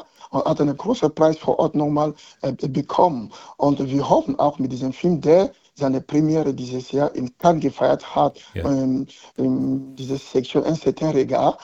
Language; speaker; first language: German; non-native, learner; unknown